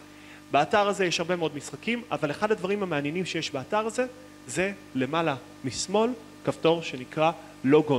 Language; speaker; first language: Hebrew; native; Hebrew